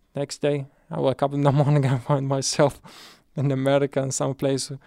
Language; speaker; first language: English; non-native, fluent; Arabic